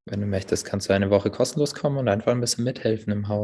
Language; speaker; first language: German; native; German